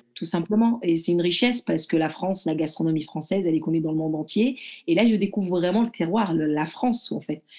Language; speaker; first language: French; early bilingual, other home language; Arabic